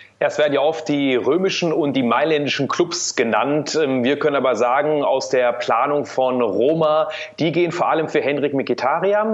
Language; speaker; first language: German; native; German